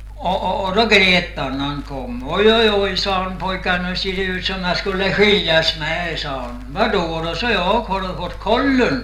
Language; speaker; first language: Swedish; native; Swedish